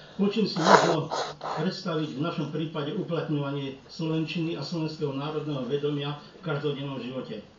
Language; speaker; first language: Slovak; early bilingual, heritage; Slovak